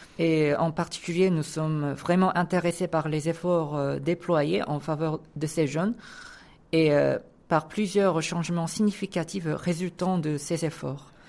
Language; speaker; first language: French; non-native, fluent; Korean